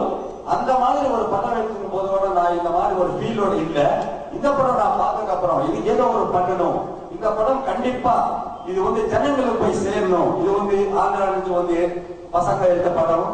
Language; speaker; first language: Tamil; non-native, local second language; Telugu